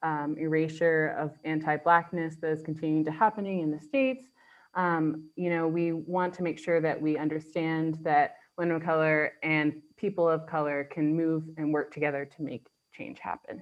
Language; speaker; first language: English; native; English